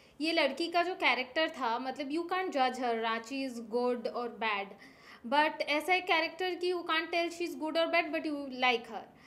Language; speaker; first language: Hindi; non-native, local second language; Bangla